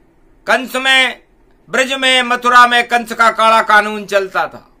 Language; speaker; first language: Hindi; native; Hindi